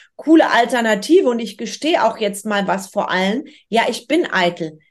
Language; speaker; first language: German; non-native, fluent; Russian